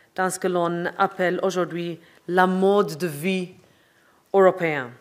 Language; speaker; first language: French; non-native, fluent; Maltese